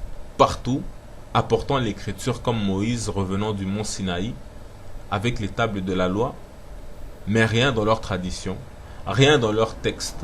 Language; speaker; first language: French; non-native, local second language; Lingala